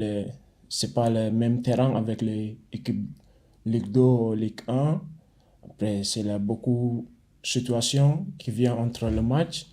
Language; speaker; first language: French; non-native, learner; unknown